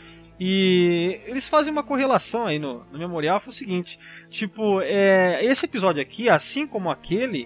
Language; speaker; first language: Portuguese; native; Portuguese